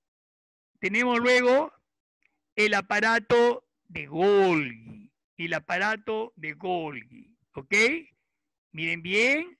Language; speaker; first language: Spanish; native; Spanish